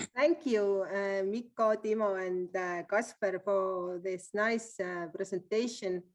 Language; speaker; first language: English; non-native, fluent; Estonian